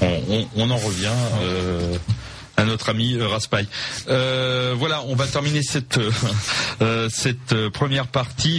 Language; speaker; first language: French; native; French